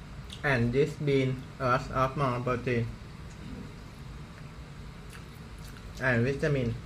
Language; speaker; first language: English; non-native, learner; Thai